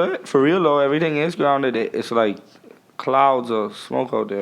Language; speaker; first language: English; native; English